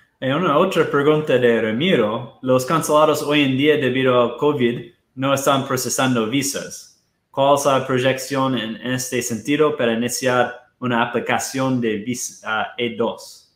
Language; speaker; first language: Spanish; non-native, fluent; Portuguese